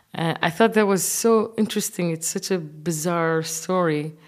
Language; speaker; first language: English; non-native, fluent; Arabic